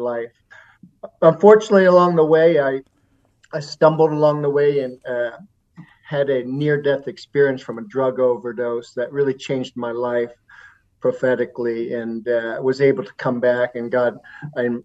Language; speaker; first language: English; native; English